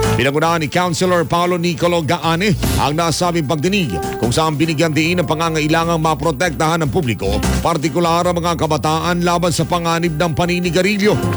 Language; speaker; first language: Filipino; non-native, local second language; Cebuano